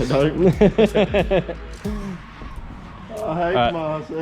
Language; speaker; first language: English; native; English